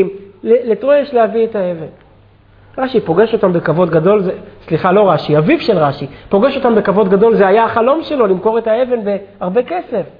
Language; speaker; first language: Hebrew; native; Hebrew